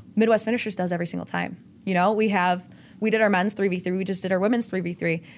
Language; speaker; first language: English; native; English